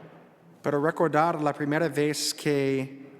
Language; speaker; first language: Spanish; non-native, learner; English